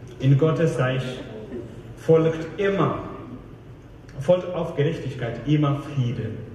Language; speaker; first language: German; non-native, fluent; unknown